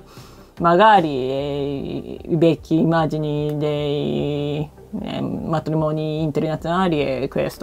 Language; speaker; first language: Italian; non-native, learner; Japanese